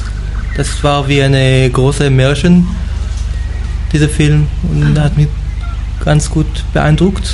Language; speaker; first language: German; non-native, fluent; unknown